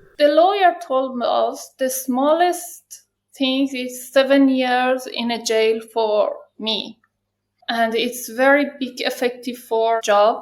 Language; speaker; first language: English; non-native, learner; Persian